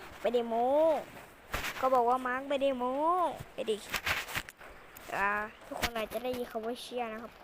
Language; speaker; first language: Thai; native; Thai